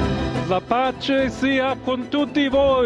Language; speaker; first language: Italian; non-native, fluent; English